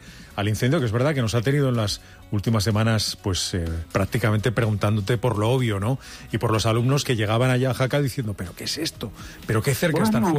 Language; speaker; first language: Spanish; native; Spanish